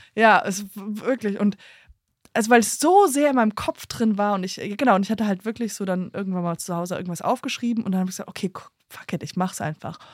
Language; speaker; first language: German; non-native, fluent; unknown